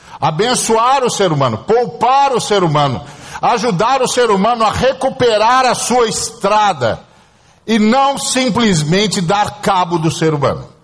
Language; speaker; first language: Portuguese; native; Portuguese